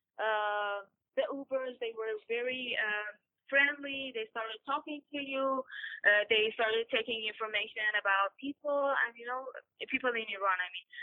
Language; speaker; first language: English; non-native, fluent; Persian